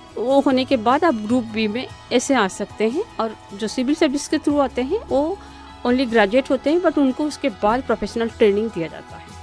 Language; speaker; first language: Hindi; non-native, local second language; Odia